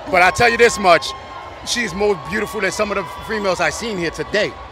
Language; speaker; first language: English; early bilingual, other home language; Spanish